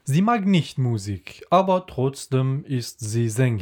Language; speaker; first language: German; non-native, learner; Persian